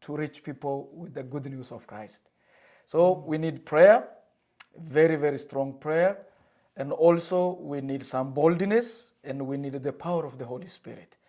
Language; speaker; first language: English; non-native, fluent; Amharic